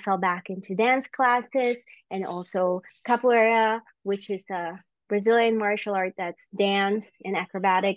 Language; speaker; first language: English; non-native, local second language; Filipino